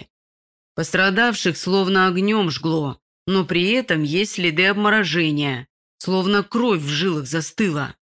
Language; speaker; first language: Russian; native; Russian